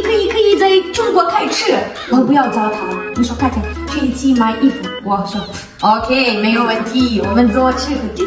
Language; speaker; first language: Chinese; non-native, learner; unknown